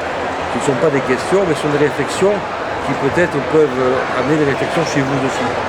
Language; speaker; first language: French; native; French